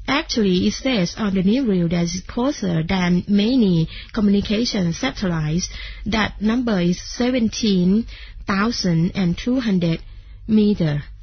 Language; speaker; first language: English; non-native, fluent; Thai